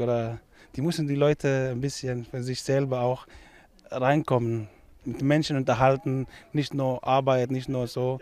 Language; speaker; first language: German; non-native, learner; Arabic